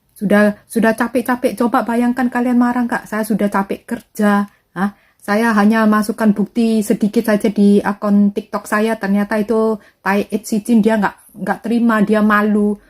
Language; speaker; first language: Indonesian; native; Indonesian